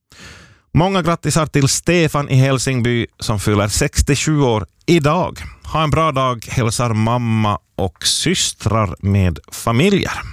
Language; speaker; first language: Swedish; native; Swedish